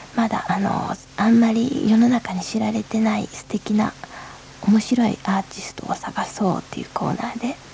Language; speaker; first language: Japanese; native; Japanese